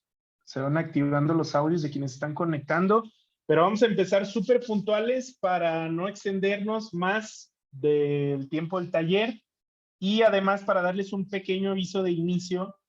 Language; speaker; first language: Spanish; native; Spanish